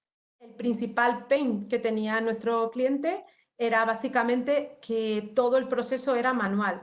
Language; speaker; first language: Spanish; native; Spanish